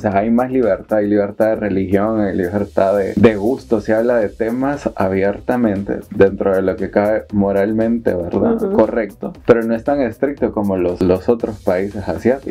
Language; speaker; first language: Spanish; native; Spanish